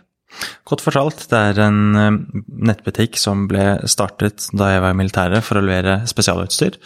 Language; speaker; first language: Norwegian; native; Norwegian